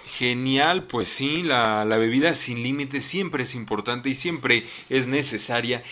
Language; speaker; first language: Spanish; native; Spanish